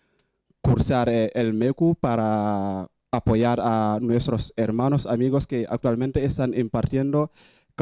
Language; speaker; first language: Spanish; non-native, fluent; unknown